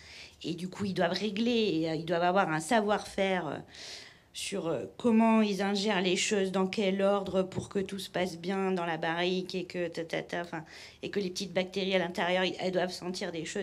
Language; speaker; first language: French; native; French